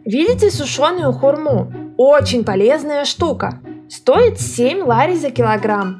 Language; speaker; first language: Russian; native; Russian